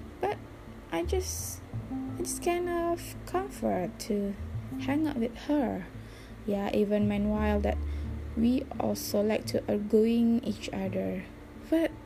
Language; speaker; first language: English; non-native, learner; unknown